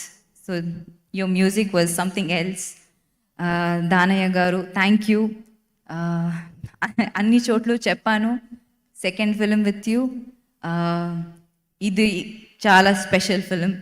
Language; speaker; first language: Telugu; non-native, fluent; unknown